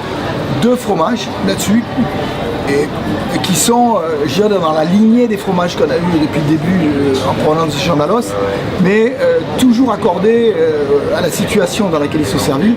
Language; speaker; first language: French; native; French